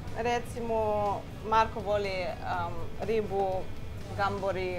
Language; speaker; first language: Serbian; non-native, learner; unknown